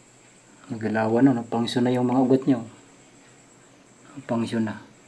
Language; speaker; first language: Filipino; native; Filipino